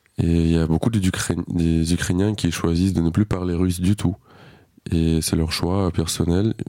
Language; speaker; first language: French; non-native, fluent; Russian